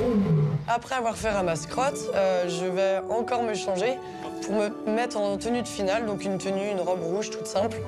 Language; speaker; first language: French; native; French